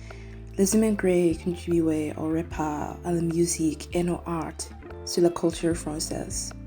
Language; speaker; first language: French; non-native, learner; English